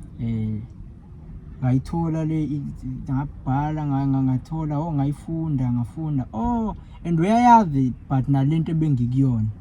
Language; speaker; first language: Zulu; native; Zulu